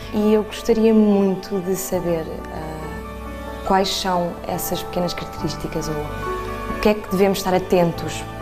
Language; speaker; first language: Portuguese; native; Portuguese